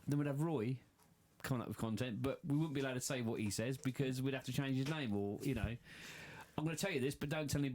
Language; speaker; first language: English; native; English